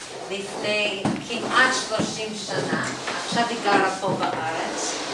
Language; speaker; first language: Hebrew; non-native, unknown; English